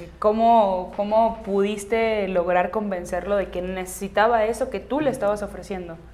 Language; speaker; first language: Spanish; native; Spanish